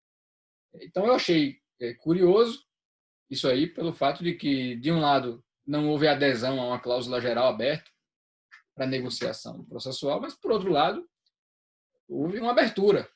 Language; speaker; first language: Portuguese; native; Portuguese